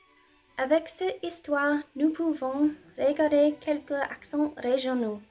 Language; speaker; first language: French; non-native, learner; English